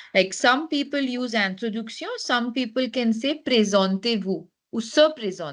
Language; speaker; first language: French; non-native, fluent; Hindi